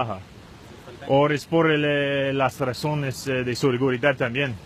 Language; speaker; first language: Spanish; non-native, learner; English